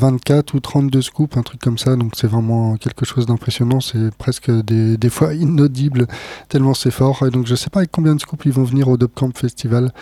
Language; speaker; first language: French; native; French